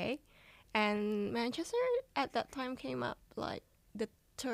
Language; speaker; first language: English; non-native, fluent; Indonesian